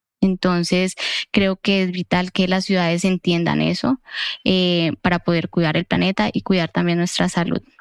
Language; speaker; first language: Spanish; native; Spanish